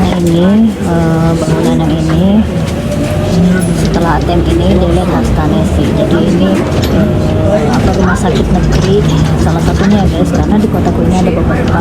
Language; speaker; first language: Indonesian; native; Indonesian